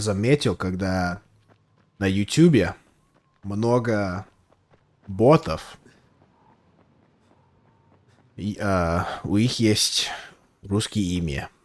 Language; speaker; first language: Russian; non-native, learner; English